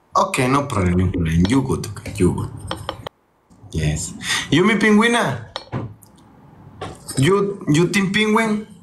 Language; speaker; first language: English; non-native, learner; Spanish